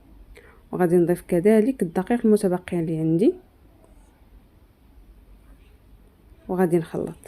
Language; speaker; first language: Arabic; native; Arabic